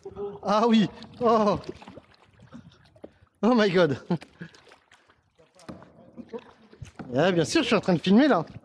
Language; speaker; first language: French; native; French